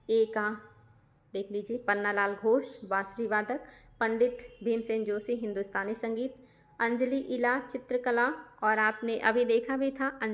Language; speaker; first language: Hindi; native; Hindi